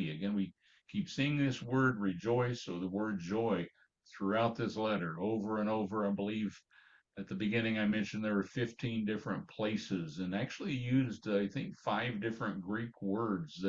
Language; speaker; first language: English; native; English